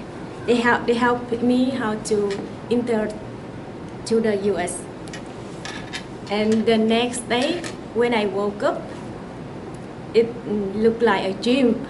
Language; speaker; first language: English; non-native, learner; Vietnamese